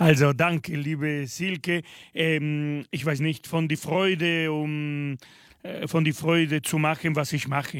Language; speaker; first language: German; non-native, fluent; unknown